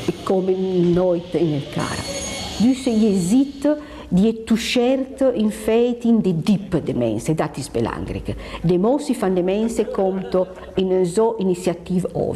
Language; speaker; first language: Dutch; non-native, local second language; French